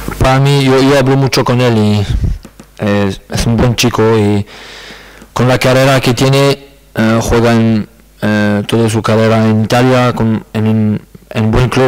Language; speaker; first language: Spanish; non-native, learner; French